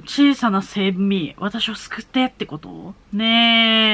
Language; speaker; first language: Japanese; native; Japanese